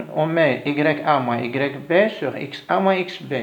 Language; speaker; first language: French; non-native, local second language; Arabic